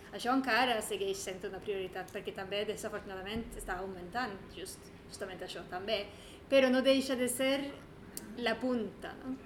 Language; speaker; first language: Catalan; non-native, fluent; Swedish